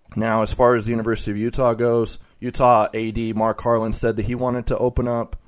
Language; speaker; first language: English; native; English